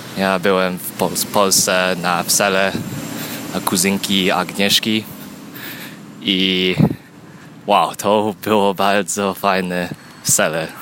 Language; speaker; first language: Polish; early bilingual, heritage; Polish